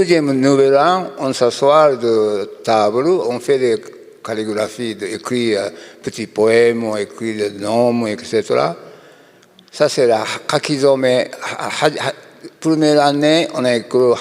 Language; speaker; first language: French; non-native, learner; Japanese